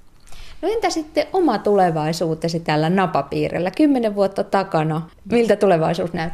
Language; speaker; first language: Finnish; native; Finnish